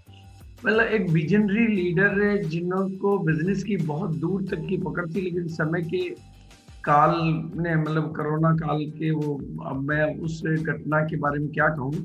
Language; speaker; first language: Hindi; native; Hindi